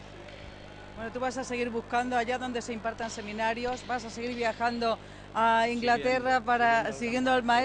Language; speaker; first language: Spanish; native; Spanish